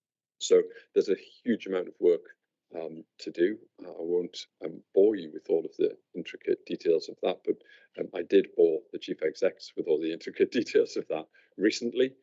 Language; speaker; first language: English; native; English